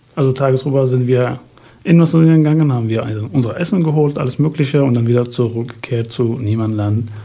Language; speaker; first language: German; non-native, fluent; Arabic